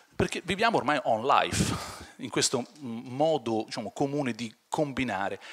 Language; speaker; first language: Italian; native; Italian